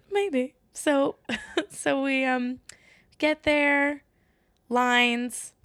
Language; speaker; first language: English; native; English